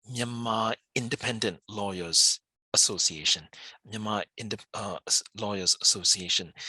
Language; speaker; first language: English; non-native, fluent; Burmese